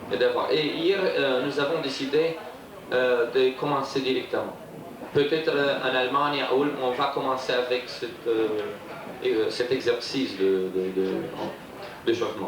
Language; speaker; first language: French; non-native, fluent; Romanian